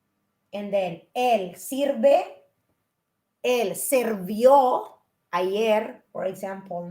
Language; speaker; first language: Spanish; non-native, fluent; Filipino